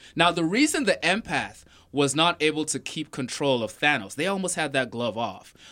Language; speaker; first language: English; non-native, local second language; Yoruba